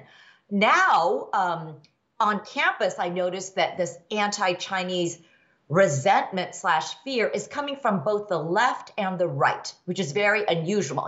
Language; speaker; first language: English; early bilingual, other home language; Chinese